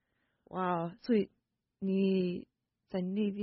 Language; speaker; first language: Chinese; non-native, fluent; English